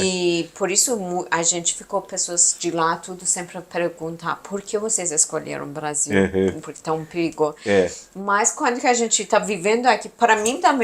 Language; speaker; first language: Portuguese; non-native, learner; Persian